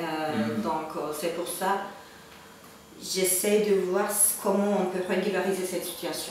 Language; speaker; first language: French; non-native, fluent; Turkish